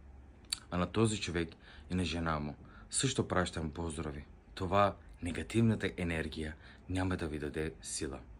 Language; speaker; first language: Bulgarian; non-native, local second language; Turkish